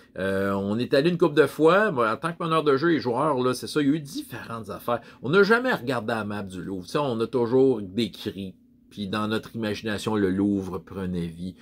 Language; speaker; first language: French; native; French